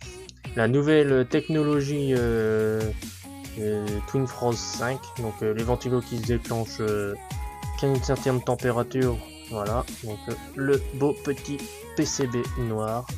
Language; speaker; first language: French; native; French